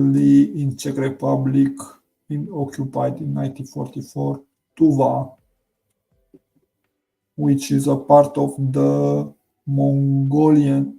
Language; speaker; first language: English; non-native, learner; Romanian